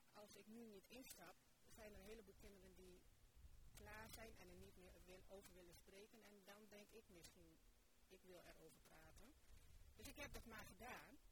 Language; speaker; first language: Dutch; native; Dutch